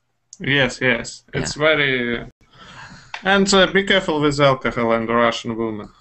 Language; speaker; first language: English; non-native, fluent; Russian